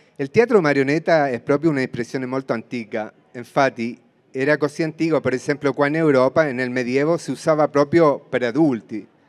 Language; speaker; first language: Italian; non-native, fluent; Spanish